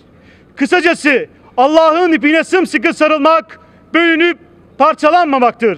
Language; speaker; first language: Turkish; native; Turkish